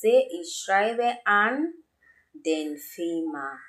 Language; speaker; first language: German; non-native, learner; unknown